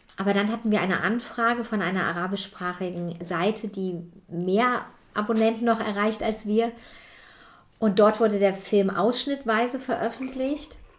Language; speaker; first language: German; native; German